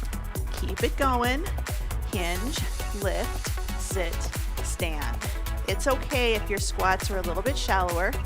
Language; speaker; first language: English; native; English